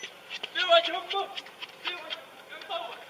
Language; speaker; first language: Arabic; native; Arabic